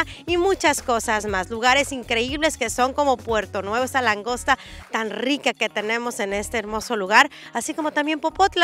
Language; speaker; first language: Spanish; native; Spanish